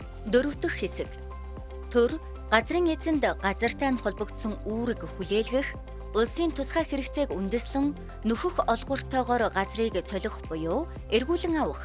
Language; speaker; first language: Mongolian; native; Mongolian